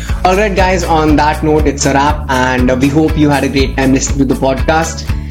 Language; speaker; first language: English; non-native, local second language; Hindi